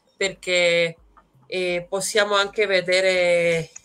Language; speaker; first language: Italian; native; Italian